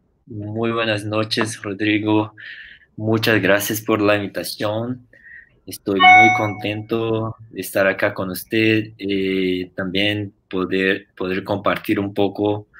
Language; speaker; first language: Spanish; non-native, fluent; Portuguese